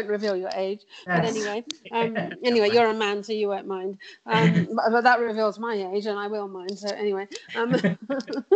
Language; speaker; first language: English; native; English